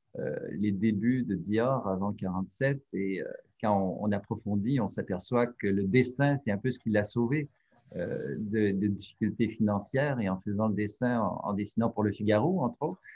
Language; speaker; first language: French; native; French